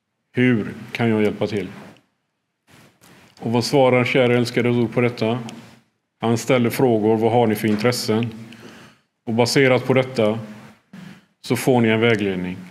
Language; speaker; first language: Swedish; early bilingual, other home language; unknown